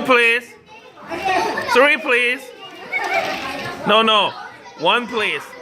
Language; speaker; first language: English; non-native, fluent; Korean